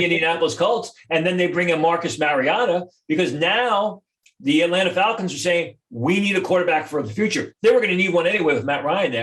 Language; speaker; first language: English; native; English